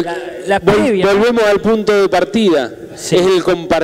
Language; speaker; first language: Spanish; native; Spanish